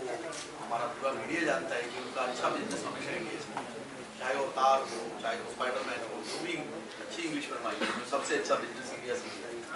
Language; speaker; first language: Hindi; non-native, local second language; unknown